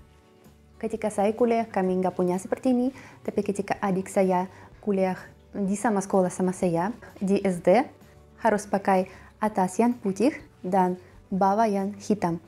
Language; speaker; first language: Indonesian; non-native, learner; Russian